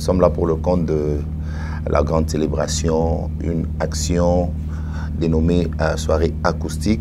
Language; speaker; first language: French; non-native, local second language; Swahili